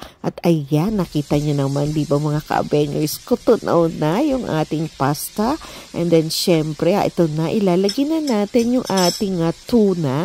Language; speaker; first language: Filipino; native; Filipino